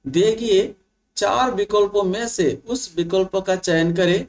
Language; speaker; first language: Hindi; non-native, local second language; Bangla